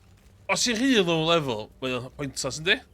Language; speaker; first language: Welsh; non-native, learner; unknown